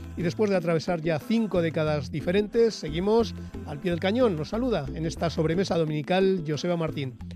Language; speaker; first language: Spanish; native; Spanish